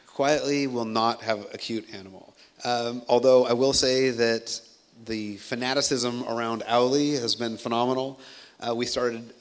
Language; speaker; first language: English; native; English